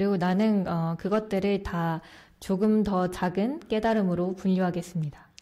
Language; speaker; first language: Korean; native; Korean